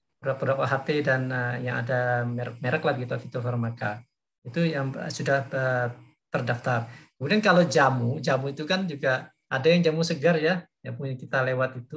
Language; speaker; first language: Indonesian; native; Indonesian